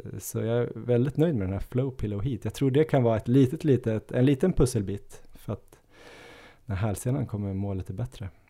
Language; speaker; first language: Swedish; native; Swedish